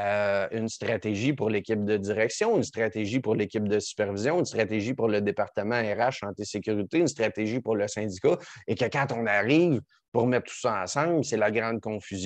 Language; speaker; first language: French; native; French